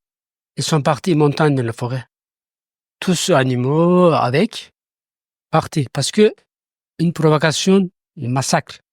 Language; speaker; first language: French; non-native, learner; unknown